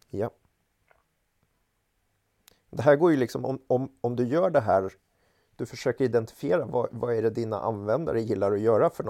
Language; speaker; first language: Swedish; native; Swedish